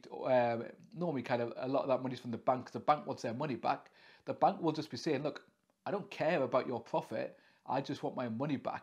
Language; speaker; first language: English; native; English